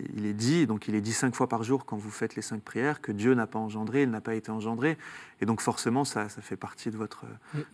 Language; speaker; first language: French; native; French